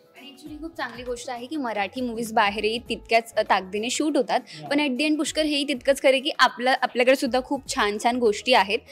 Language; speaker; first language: Marathi; native; Marathi